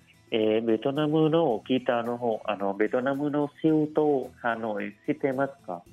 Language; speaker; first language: Japanese; non-native, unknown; Vietnamese